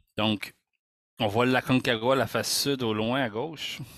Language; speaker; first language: French; native; French